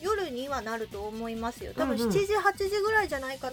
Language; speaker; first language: Japanese; native; Japanese